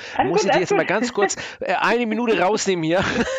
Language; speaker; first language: German; native; German